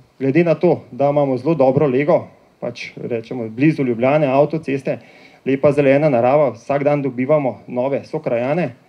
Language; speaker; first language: Slovenian; native; Slovenian